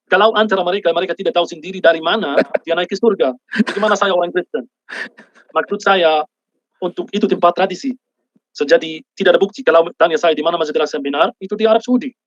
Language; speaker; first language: Indonesian; non-native, fluent; Arabic